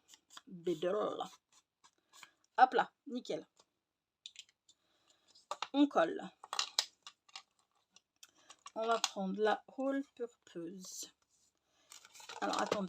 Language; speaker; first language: French; native; French